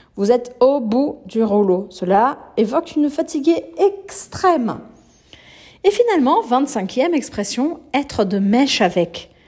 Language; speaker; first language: French; non-native, fluent; Portuguese